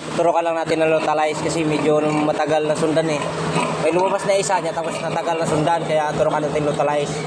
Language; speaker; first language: Filipino; non-native, local second language; Cebuano